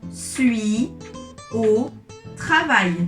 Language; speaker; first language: French; non-native, fluent; Punjabi